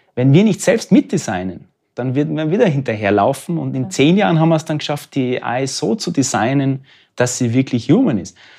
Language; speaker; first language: German; native; German